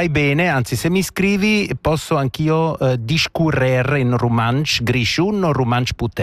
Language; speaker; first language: Italian; native; Italian